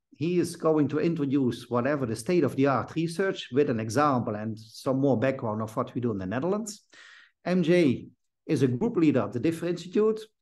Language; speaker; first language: English; non-native, fluent; Dutch